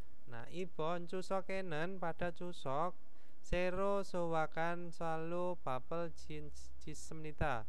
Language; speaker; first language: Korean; non-native, fluent; Indonesian